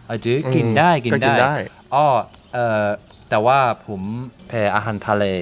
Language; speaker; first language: Thai; non-native, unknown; English